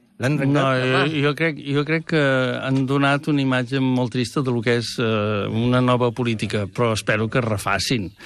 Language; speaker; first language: Catalan; native; Catalan